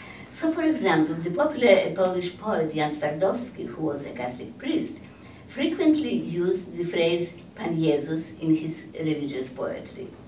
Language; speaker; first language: English; non-native, fluent; Polish